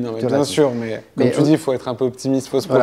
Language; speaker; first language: French; native; French